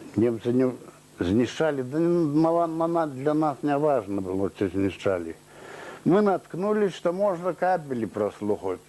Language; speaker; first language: Russian; non-native, local second language; Belarusian